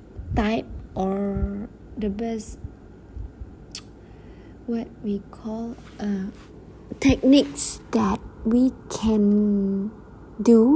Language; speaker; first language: English; non-native, learner; Malay